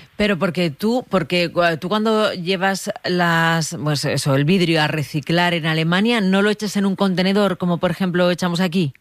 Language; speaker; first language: Spanish; native; Spanish